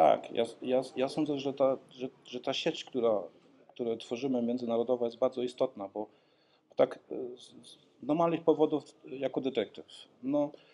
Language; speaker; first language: Polish; early bilingual, heritage; Polish